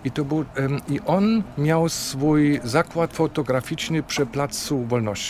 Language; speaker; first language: Polish; non-native, fluent; German